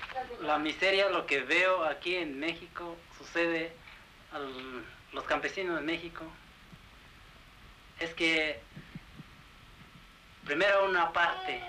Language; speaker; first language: Spanish; non-native, local second language; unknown